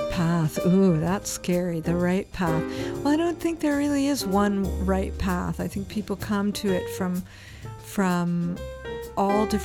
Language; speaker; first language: English; native; English